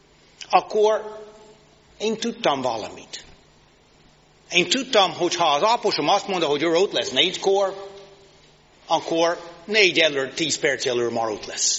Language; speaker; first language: Hungarian; non-native, fluent; English